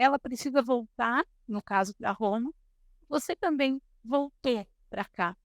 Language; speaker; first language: Portuguese; native; Portuguese